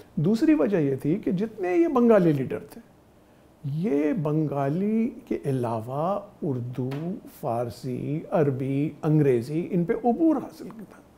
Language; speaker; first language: Urdu; native; Urdu